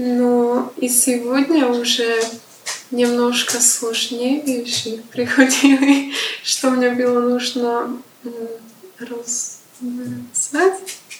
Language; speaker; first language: Russian; non-native, learner; Slovak